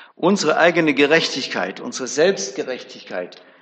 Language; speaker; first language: German; native; German